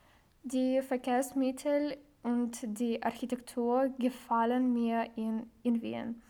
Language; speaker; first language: German; non-native, learner; Ukrainian